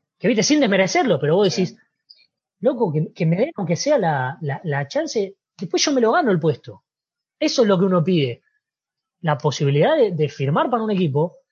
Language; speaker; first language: Spanish; native; Spanish